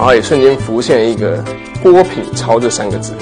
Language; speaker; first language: Chinese; native; Chinese